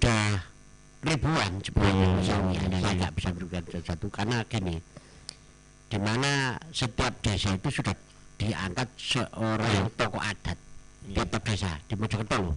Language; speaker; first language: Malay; non-native, local second language; Javanese